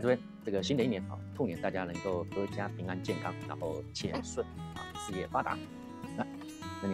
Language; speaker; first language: Chinese; native; Chinese